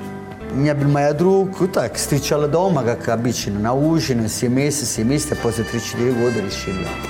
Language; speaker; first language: Russian; non-native, learner; Italian